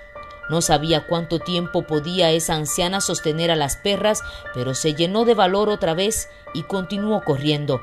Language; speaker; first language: Spanish; native; Spanish